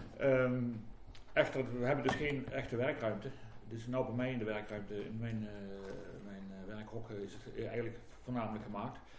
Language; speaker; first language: Dutch; native; Dutch